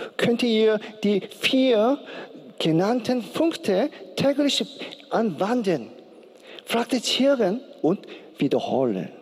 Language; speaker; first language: German; non-native, learner; Korean